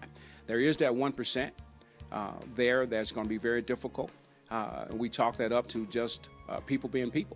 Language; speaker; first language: English; native; English